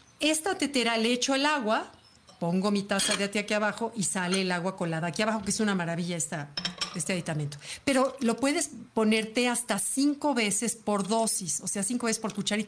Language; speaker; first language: Spanish; native; Spanish